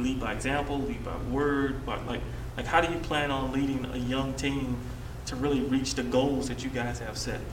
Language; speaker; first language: English; native; English